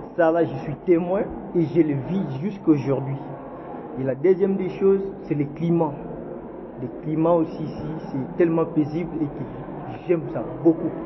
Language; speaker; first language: French; non-native, local second language; Lingala